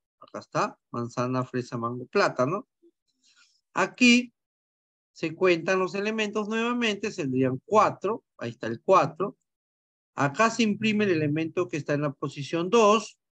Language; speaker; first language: Spanish; native; Spanish